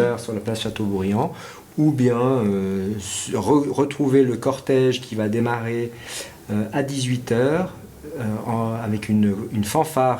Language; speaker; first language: French; native; French